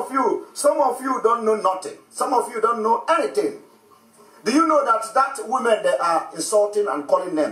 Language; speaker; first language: English; non-native, local second language; Igbo